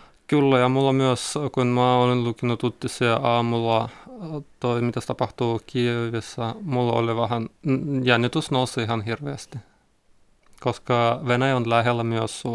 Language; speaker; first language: Finnish; non-native, learner; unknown